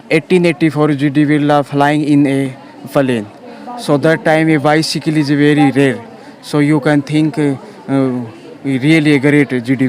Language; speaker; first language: English; non-native, local second language; Hindi